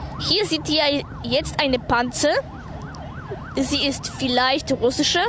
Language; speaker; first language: German; non-native, learner; Polish